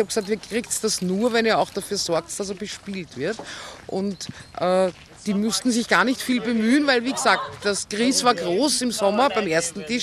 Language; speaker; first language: German; native; German